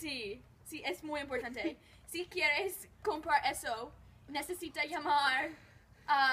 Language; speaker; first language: Spanish; non-native, learner; English